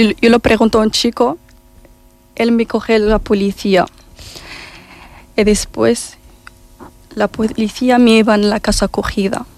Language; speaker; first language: Spanish; non-native, learner; Arabic